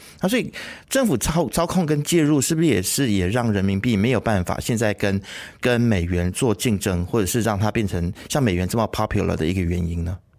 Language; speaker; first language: Chinese; native; Chinese